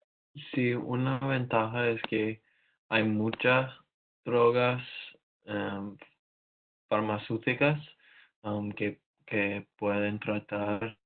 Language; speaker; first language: Spanish; non-native, learner; English